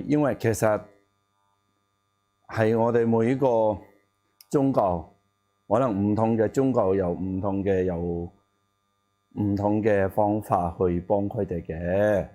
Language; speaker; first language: Cantonese; non-native, learner; Tibetan